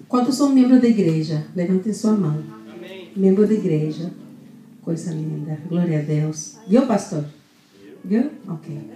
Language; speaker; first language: Portuguese; non-native, fluent; Spanish